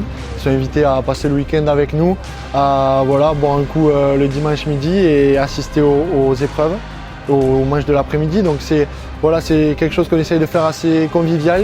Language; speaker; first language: French; native; French